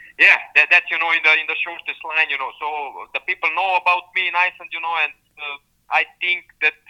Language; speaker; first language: English; non-native, fluent; Serbian